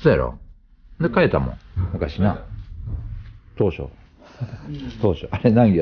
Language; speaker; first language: Japanese; native; Japanese